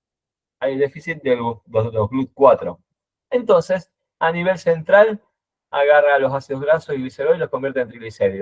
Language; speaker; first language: Spanish; native; Spanish